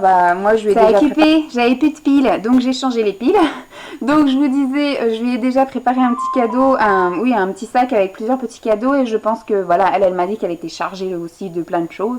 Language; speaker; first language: French; native; French